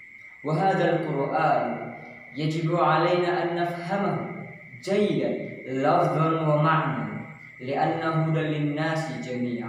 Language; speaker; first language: Arabic; non-native, learner; Indonesian